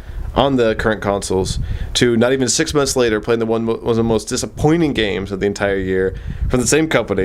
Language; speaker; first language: English; native; English